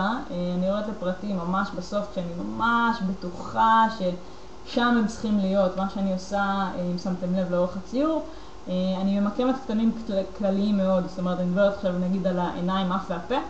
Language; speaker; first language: Hebrew; native; Hebrew